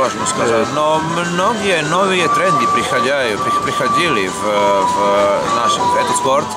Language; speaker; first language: Russian; non-native, learner; Slovak